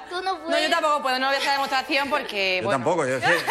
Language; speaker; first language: Spanish; non-native, fluent; Chinese